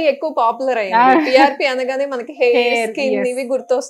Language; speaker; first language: Telugu; native; Telugu